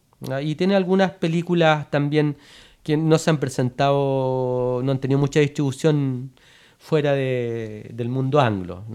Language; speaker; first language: Spanish; native; Spanish